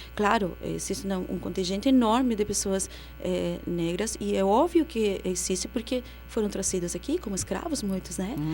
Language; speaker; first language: Portuguese; non-native, fluent; Spanish